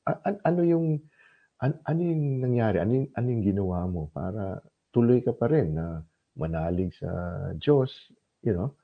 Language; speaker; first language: Filipino; native; Filipino